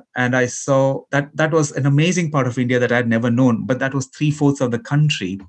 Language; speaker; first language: English; non-native, local second language; Malayalam